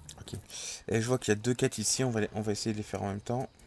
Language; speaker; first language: French; native; French